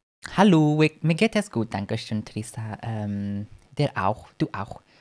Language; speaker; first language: German; non-native, learner; English